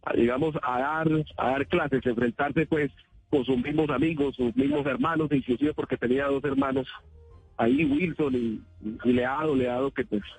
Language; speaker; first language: Spanish; native; Spanish